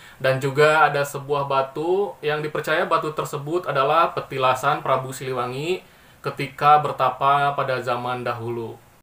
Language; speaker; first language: Indonesian; non-native, local second language; Sundanese